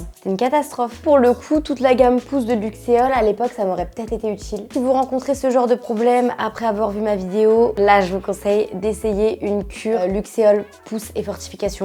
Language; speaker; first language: French; native; French